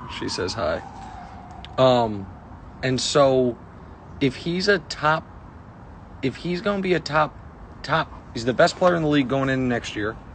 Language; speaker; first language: English; native; English